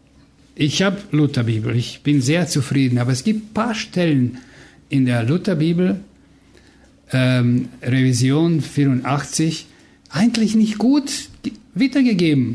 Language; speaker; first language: German; non-native, fluent; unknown